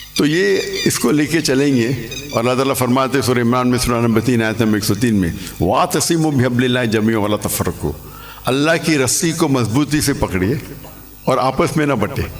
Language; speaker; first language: Urdu; non-native, local second language; English